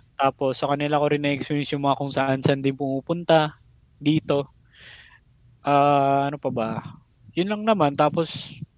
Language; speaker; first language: Filipino; non-native, local second language; Cebuano